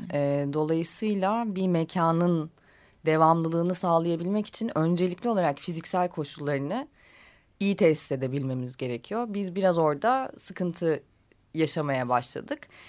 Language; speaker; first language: Turkish; native; Turkish